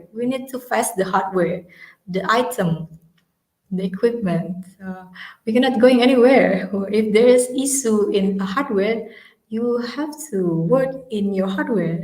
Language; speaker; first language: English; non-native, learner; Indonesian